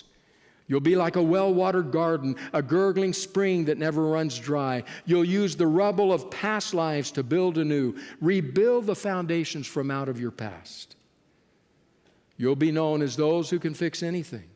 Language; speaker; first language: English; native; English